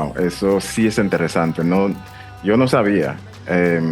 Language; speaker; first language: Spanish; non-native, fluent; English